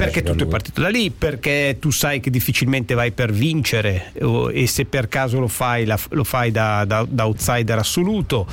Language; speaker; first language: Italian; native; Italian